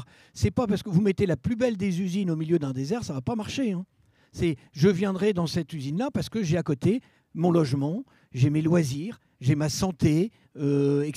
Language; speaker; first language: French; native; French